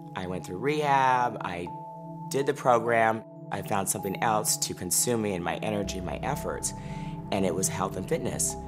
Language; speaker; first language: English; native; English